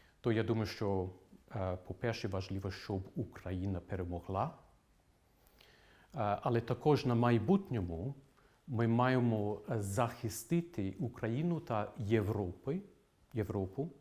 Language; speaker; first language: Ukrainian; non-native, fluent; English